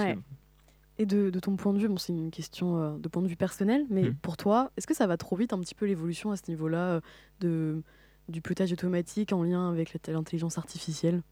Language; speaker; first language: French; native; French